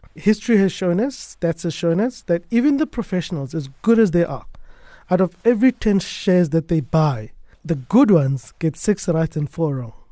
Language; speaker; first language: English; non-native, local second language; Tswana